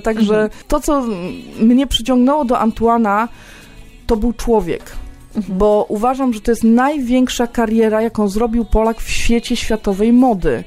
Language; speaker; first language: Polish; native; Polish